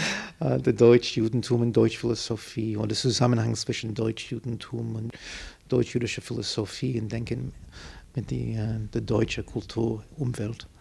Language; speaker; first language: German; non-native, fluent; English